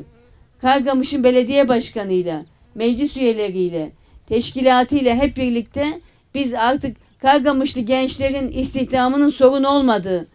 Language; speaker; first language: Turkish; native; Turkish